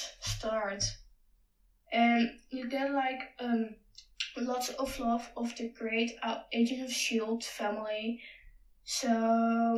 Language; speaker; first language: English; non-native, fluent; Dutch